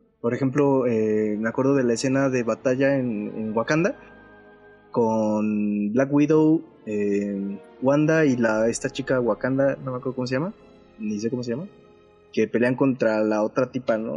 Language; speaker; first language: Spanish; native; Spanish